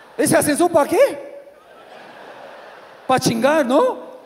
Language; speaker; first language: Spanish; non-native, learner; Korean